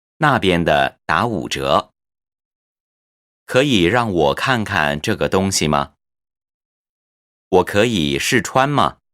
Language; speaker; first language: Chinese; non-native, fluent; Korean